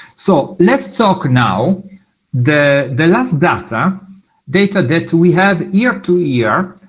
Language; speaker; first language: English; non-native, fluent; Italian